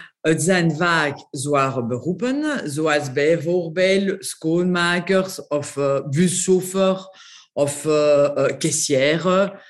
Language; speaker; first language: Dutch; non-native, local second language; French